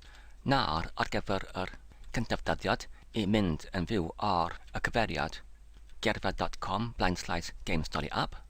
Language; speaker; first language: Welsh; non-native, learner; English